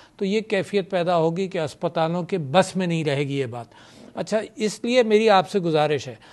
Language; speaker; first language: Urdu; native; Urdu